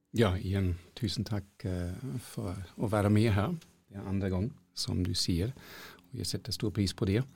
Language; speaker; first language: Norwegian; non-native, fluent; German